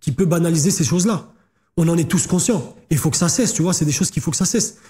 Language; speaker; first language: French; native; French